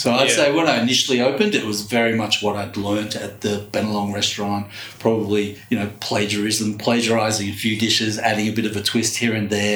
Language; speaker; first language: English; native; English